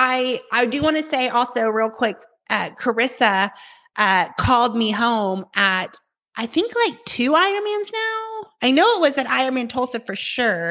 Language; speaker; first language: English; native; English